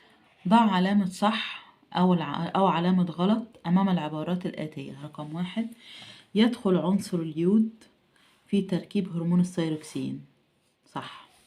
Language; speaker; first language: Arabic; native; Arabic